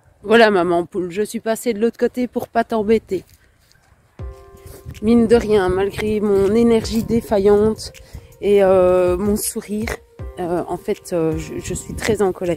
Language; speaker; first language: French; native; French